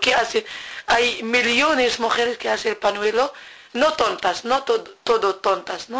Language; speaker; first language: Spanish; non-native, learner; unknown